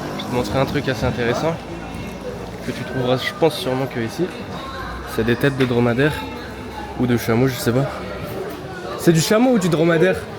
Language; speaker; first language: French; native; French